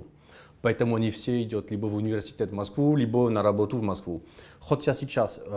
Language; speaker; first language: Russian; non-native, fluent; French